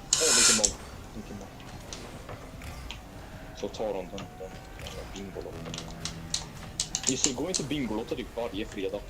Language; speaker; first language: Swedish; native; Swedish